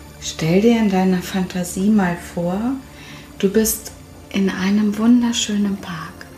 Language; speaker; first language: German; native; German